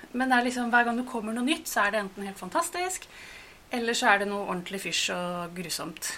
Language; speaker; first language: Norwegian; native; Norwegian